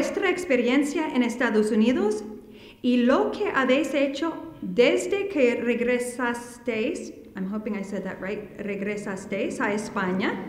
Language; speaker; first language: Spanish; non-native, fluent; English